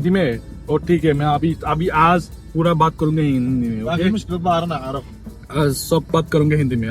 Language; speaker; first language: Hindi; non-native, learner; Bangla